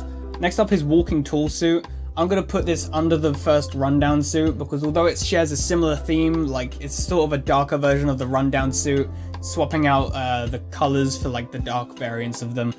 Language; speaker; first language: English; native; English